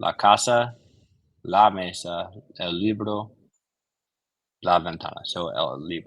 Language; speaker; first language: Spanish; non-native, learner; English